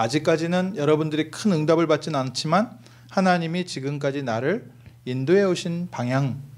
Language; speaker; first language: Korean; native; Korean